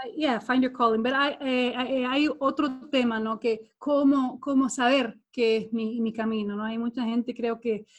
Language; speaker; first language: Spanish; non-native, fluent; Swedish